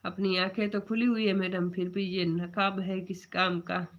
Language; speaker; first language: Hindi; non-native, local second language; Gujarati